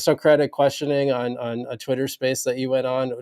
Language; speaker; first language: English; native; English